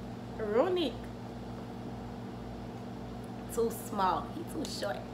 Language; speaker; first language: English; native; English